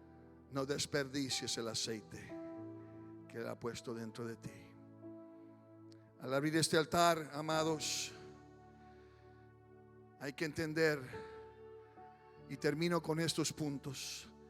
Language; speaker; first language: Spanish; early bilingual, heritage; Spanish